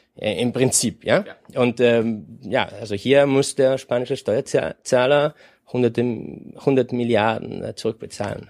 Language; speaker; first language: German; non-native, fluent; Spanish